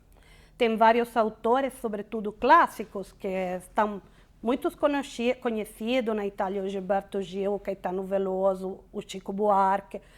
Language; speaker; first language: Portuguese; non-native, fluent; Italian